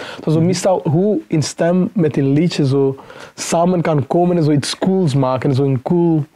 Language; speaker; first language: Dutch; non-native, fluent; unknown